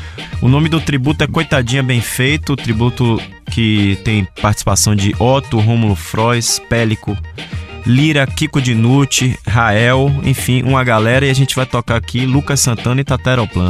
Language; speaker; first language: Portuguese; native; Portuguese